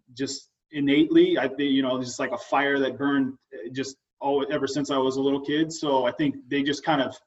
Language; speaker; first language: English; native; English